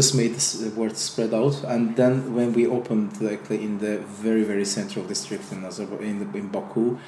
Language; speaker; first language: English; non-native, fluent; Azerbaijani